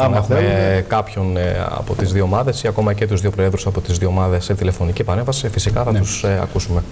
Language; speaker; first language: Greek; native; Greek